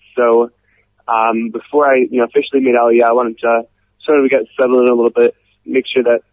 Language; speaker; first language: English; native; English